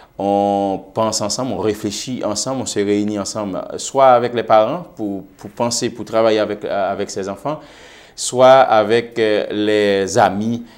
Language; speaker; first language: French; non-native, local second language; Haitian Creole